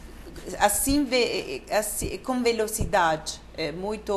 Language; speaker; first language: Portuguese; non-native, fluent; Italian